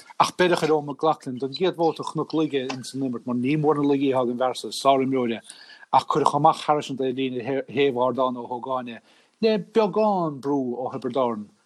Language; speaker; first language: Irish; native; Irish